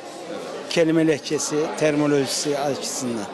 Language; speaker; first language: Turkish; native; Turkish